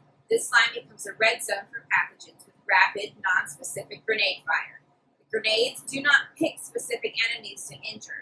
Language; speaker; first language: English; native; English